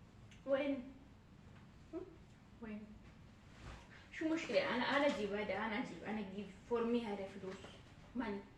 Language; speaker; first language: Arabic; non-native, learner; Oromo